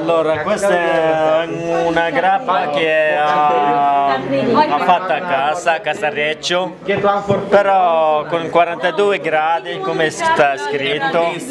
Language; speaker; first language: Italian; non-native, learner; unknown